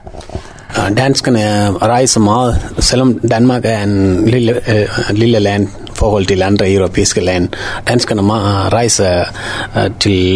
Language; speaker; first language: Danish; non-native, learner; Tamil